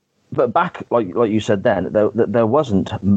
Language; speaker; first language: English; native; English